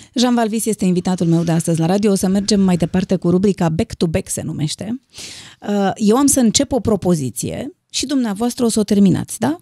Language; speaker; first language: Romanian; native; Romanian